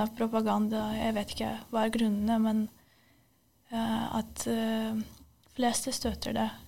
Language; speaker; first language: Norwegian; non-native, fluent; Ukrainian